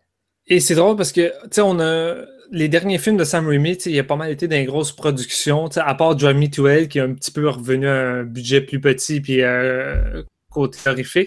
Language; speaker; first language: French; native; French